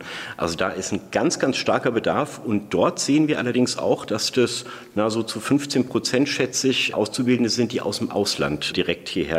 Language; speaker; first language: German; native; German